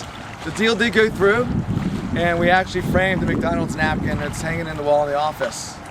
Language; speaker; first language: English; native; English